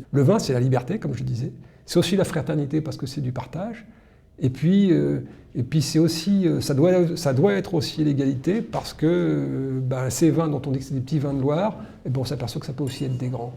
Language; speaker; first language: French; native; French